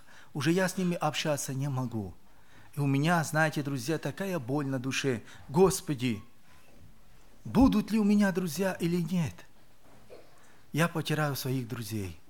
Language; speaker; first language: Russian; non-native, local second language; Romany